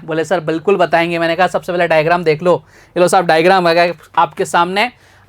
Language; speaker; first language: Hindi; native; Hindi